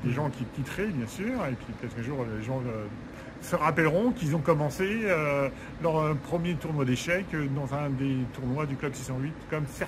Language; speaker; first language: French; native; French